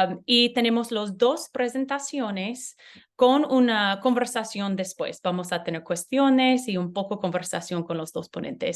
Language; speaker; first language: Spanish; non-native, learner; English